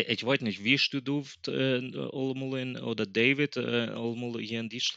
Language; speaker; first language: German; early bilingual, other home language; Plautdietsch